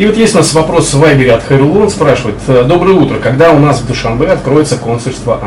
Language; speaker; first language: Russian; native; Russian